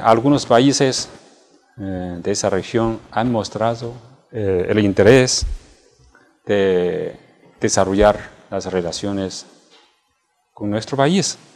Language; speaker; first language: Spanish; non-native, fluent; Chinese